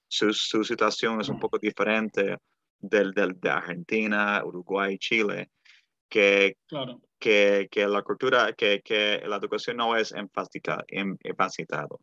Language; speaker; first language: Spanish; early bilingual, heritage; Spanish